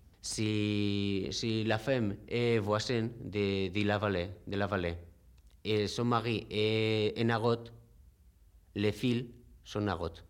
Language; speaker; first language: French; non-native, fluent; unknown